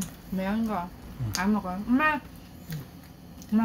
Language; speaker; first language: Korean; non-native, learner; Vietnamese